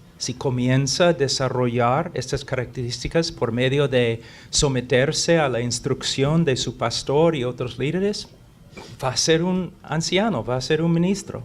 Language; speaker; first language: Spanish; non-native, fluent; English